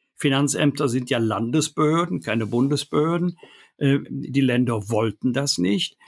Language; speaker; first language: German; native; German